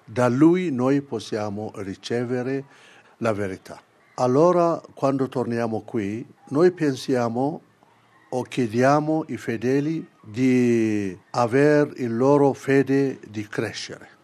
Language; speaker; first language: Italian; non-native, fluent; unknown